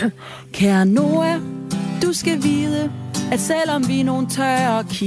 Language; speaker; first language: Danish; native; Danish